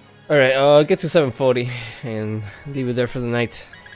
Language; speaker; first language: English; early bilingual, other home language; Spanish